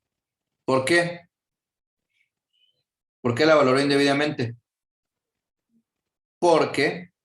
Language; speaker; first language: Spanish; native; Spanish